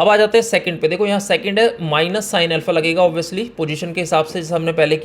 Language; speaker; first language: Hindi; native; Hindi